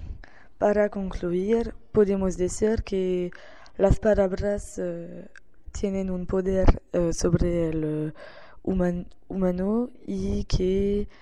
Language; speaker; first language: Spanish; non-native, learner; French